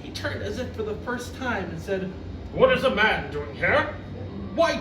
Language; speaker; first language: English; native; English